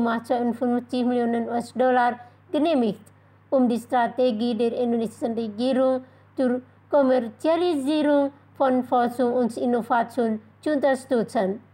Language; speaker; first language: German; non-native, fluent; Indonesian